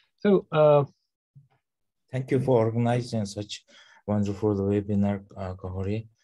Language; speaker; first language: English; non-native, learner; Mongolian